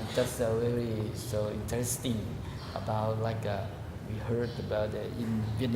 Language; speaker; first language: English; non-native, learner; Thai